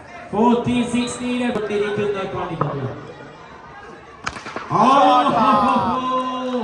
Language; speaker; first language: English; non-native, local second language; Malayalam